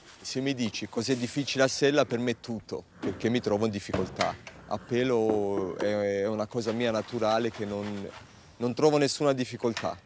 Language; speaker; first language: Italian; early bilingual, other home language; German